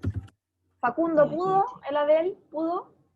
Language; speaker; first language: Spanish; native; Spanish